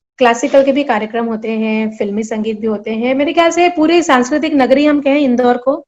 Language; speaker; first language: Hindi; non-native, local second language; Marathi